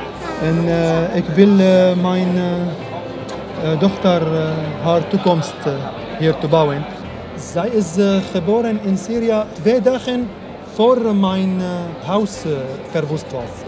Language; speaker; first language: Dutch; non-native, learner; Arabic